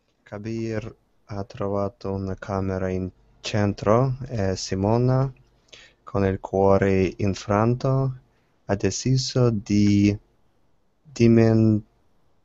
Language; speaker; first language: Italian; non-native, learner; English